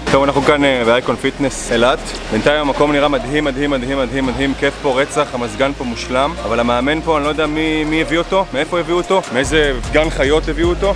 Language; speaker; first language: Hebrew; native; Hebrew